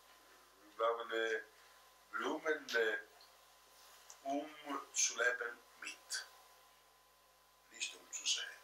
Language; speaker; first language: German; non-native, fluent; Italian